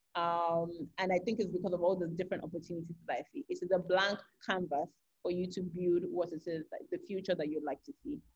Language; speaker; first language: English; non-native, local second language; Yoruba